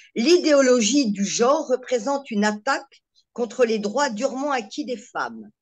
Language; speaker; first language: French; native; French